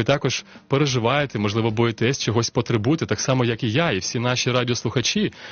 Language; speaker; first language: Ukrainian; native; Ukrainian